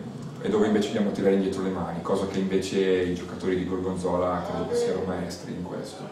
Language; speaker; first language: Italian; native; Italian